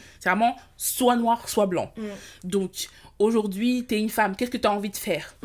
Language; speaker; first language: French; early bilingual, other home language; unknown